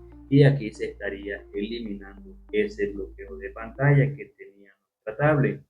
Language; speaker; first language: Spanish; native; Spanish